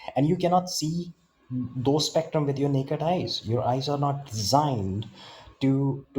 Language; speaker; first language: English; non-native, local second language; Punjabi